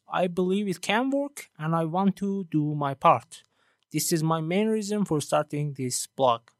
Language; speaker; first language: English; non-native, fluent; Persian